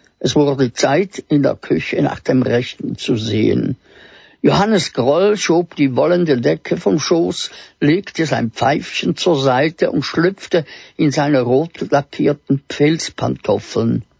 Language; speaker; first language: German; native; German